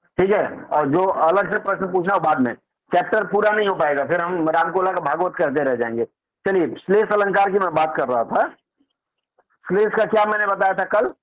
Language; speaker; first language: Hindi; native; Hindi